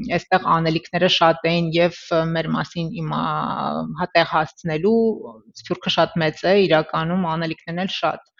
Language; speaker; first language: Armenian; early bilingual, heritage; Armenian